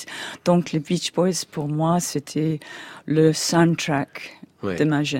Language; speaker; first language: French; non-native, fluent; English